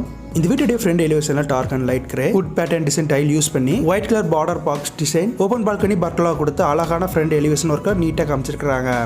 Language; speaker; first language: Tamil; native; Tamil